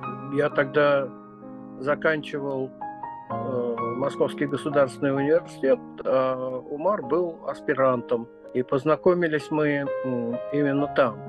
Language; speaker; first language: Russian; native; Russian